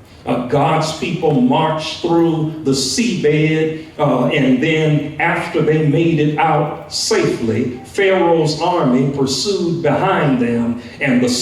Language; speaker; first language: English; native; English